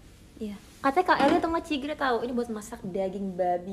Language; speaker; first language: Indonesian; native; Indonesian